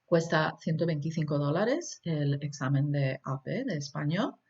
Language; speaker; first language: Spanish; early bilingual, heritage; Spanish